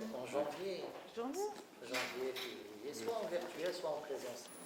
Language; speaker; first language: French; non-native, local second language; Arabic